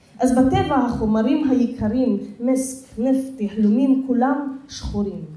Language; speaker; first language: Hebrew; non-native, local second language; Arabic